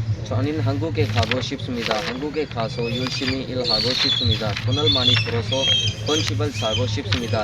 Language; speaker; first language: Korean; non-native, learner; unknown